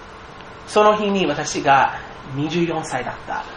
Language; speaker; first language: Japanese; non-native, fluent; English